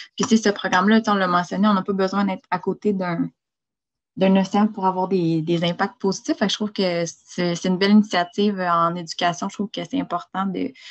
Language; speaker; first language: French; native; French